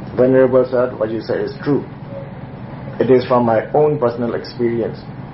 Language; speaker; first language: English; non-native, fluent; Burmese